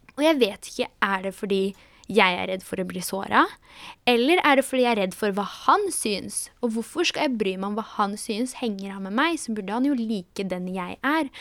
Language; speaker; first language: Norwegian; early bilingual, other home language; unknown